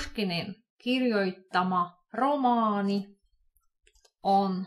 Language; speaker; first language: Finnish; non-native, fluent; Russian